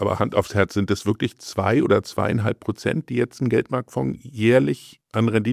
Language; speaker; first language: German; native; German